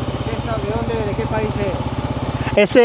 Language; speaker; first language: Spanish; native; Spanish